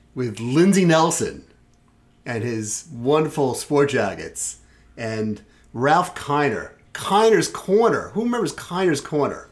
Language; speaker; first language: English; native; English